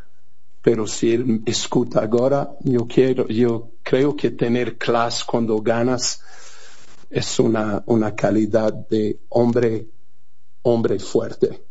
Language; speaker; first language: Spanish; non-native, fluent; Portuguese